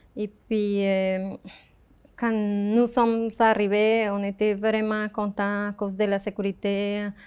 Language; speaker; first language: French; non-native, fluent; Spanish